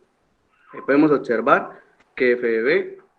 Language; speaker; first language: Spanish; native; Spanish